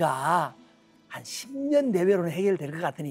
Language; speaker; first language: Korean; native; Korean